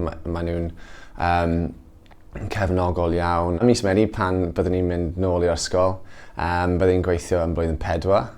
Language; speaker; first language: Welsh; non-native, local second language; English